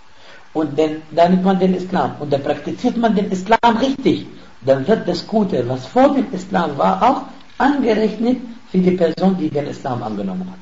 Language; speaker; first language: German; non-native, fluent; Arabic